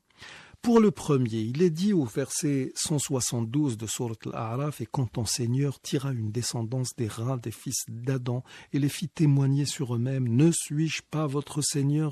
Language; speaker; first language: French; non-native, local second language; Arabic